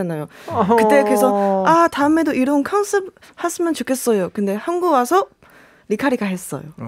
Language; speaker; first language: Korean; non-native, learner; Chinese